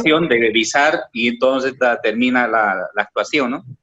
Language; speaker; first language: Spanish; native; Spanish